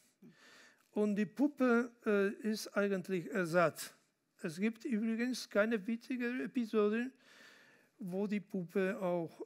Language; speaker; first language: German; non-native, fluent; Spanish